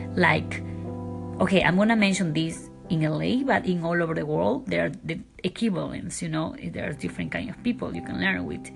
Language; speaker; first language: English; non-native, fluent; Spanish